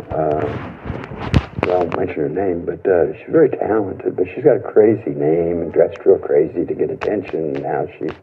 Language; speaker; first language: English; native; English